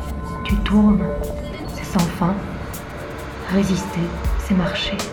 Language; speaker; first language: French; native; French